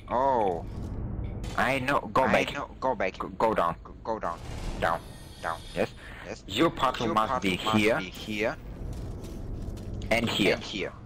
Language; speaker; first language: English; non-native, learner; German